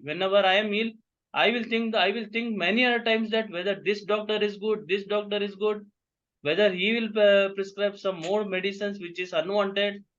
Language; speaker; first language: English; non-native, local second language; Kannada